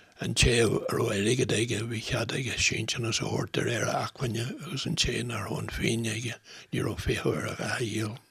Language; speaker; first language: Irish; non-native, local second language; English